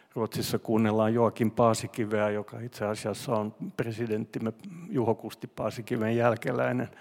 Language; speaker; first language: Finnish; non-native, local second language; Swedish